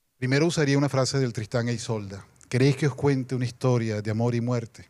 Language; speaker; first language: Spanish; native; Spanish